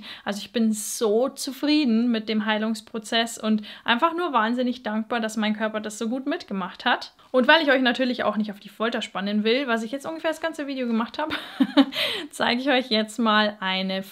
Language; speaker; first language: German; native; German